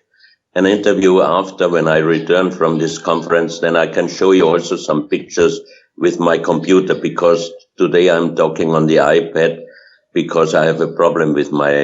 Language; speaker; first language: English; non-native, fluent; German